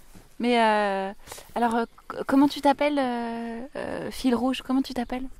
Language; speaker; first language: French; native; French